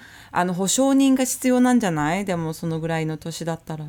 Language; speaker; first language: Japanese; early bilingual, heritage; Japanese